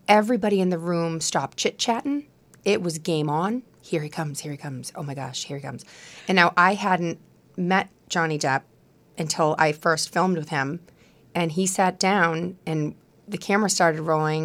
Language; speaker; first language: English; native; English